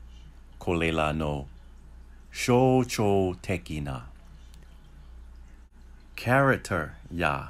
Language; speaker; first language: Japanese; non-native, learner; English